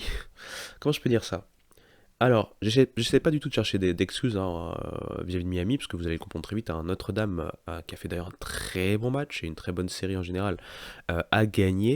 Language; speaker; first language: French; native; French